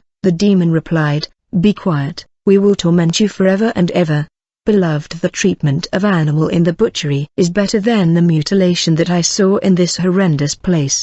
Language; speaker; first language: English; non-native, fluent; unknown